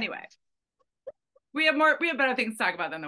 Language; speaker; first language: English; native; English